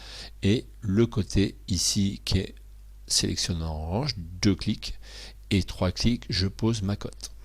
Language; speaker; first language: French; native; French